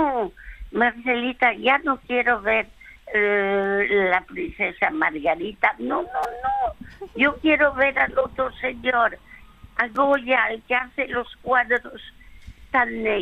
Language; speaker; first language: Spanish; early bilingual, other home language; French